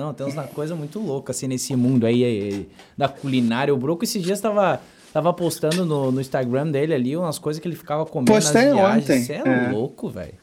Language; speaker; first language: Portuguese; native; Portuguese